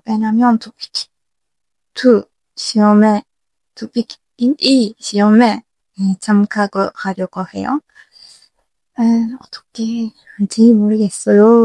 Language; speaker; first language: Korean; non-native, learner; Turkish